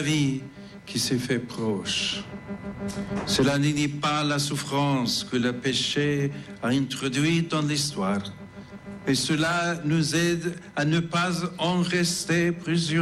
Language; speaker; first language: French; non-native, fluent; English